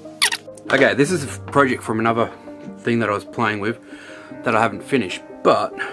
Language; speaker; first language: English; native; English